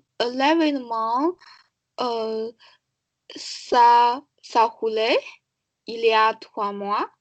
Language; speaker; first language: French; non-native, learner; Chinese